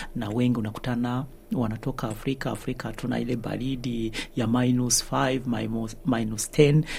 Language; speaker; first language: Swahili; native; Swahili